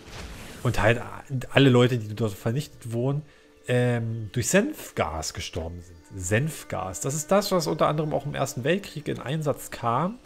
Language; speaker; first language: German; native; German